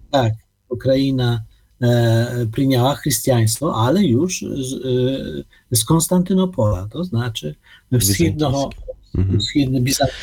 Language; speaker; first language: Polish; non-native, learner; Ukrainian